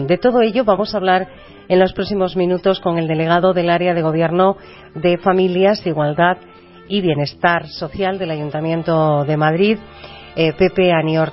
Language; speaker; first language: Spanish; native; Spanish